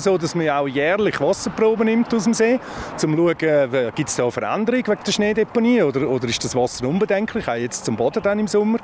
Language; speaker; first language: German; native; German